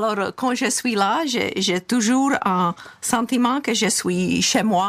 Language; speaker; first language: French; non-native, fluent; Czech